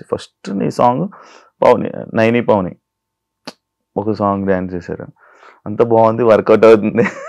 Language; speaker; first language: Telugu; native; Telugu